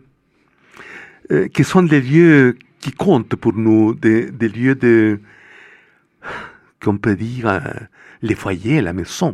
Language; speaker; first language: French; non-native, fluent; Spanish